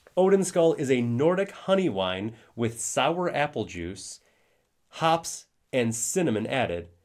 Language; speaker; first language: English; native; English